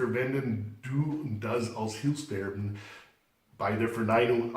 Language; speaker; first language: German; non-native, fluent; English